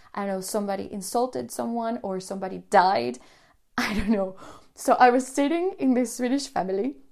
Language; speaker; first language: English; non-native, fluent; Spanish